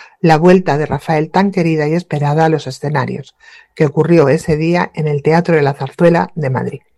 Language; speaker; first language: Spanish; native; Spanish